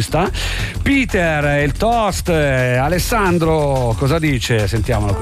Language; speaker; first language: Italian; native; Italian